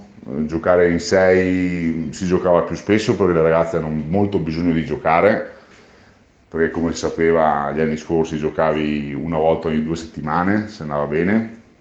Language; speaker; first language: Italian; native; Italian